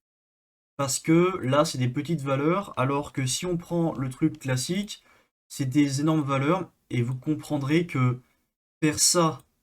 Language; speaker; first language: French; native; French